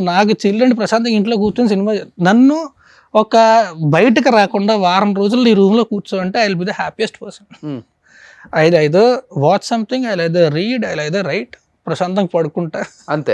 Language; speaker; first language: Telugu; native; Telugu